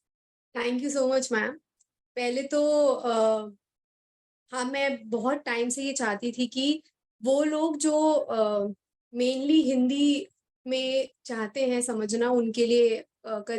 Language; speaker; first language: Hindi; native; Hindi